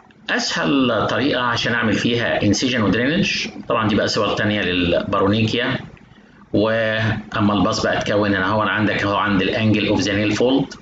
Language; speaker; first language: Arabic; native; Arabic